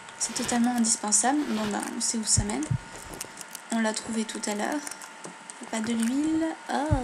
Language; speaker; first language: French; native; French